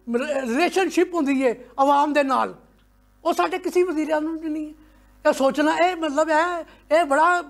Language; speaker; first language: Punjabi; native; Punjabi